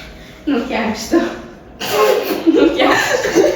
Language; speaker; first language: Albanian; early bilingual, heritage; Albanian